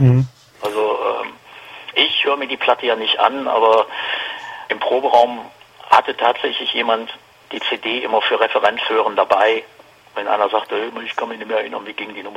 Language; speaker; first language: German; native; German